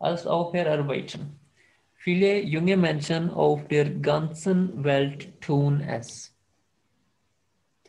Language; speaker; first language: German; non-native, fluent; Urdu